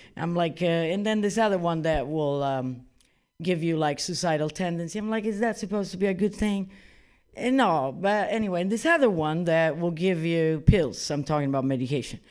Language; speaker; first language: English; non-native, fluent; Italian